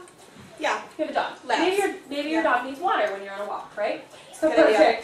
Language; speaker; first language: English; native; English